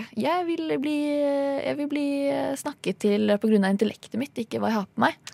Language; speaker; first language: Norwegian; native; Norwegian